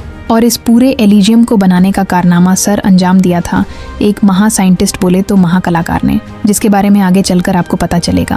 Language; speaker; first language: Hindi; native; Hindi